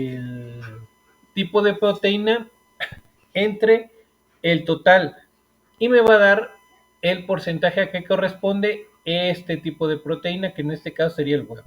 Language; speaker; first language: Spanish; native; Spanish